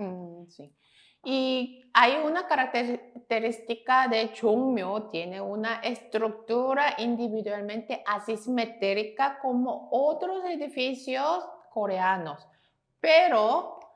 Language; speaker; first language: Spanish; non-native, fluent; Korean